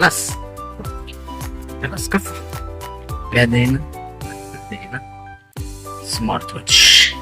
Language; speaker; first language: Arabic; non-native, learner; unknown